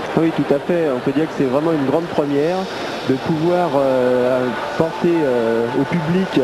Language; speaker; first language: French; native; French